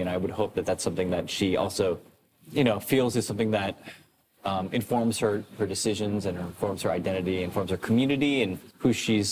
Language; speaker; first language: English; native; English